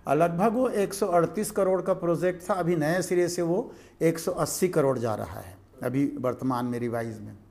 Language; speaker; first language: Hindi; native; Hindi